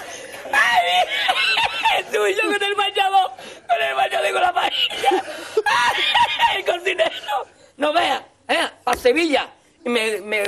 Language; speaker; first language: Spanish; native; Spanish